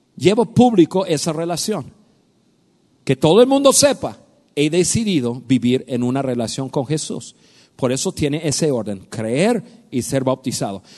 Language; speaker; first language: Spanish; non-native, fluent; English